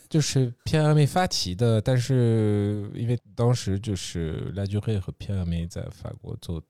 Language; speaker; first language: Chinese; non-native, fluent; French